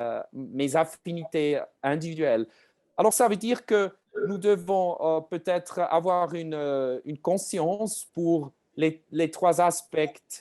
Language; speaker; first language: French; non-native, learner; German